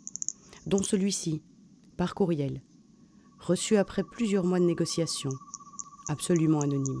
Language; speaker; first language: French; native; French